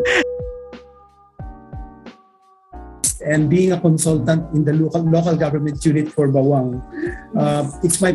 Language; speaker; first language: English; non-native, local second language; Iloko